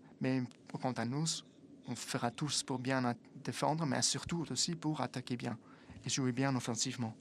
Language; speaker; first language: French; non-native, fluent; Italian